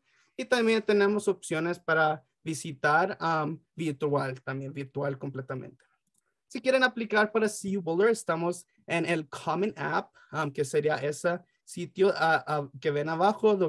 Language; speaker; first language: Spanish; early bilingual, heritage; Spanish